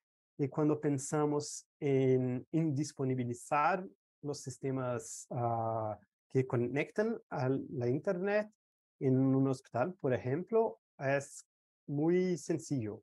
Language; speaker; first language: Spanish; non-native, fluent; Portuguese